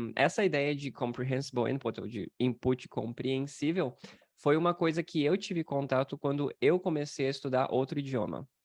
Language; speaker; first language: Portuguese; native; Portuguese